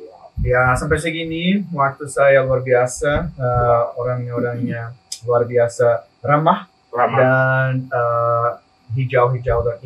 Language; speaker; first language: Indonesian; non-native, learner; Spanish